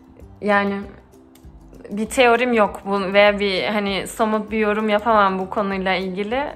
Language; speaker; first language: Turkish; early bilingual, heritage; Turkish